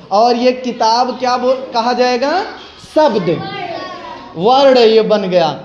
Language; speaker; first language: Hindi; native; Hindi